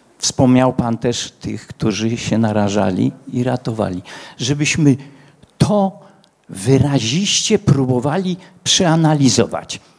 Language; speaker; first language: Polish; native; Polish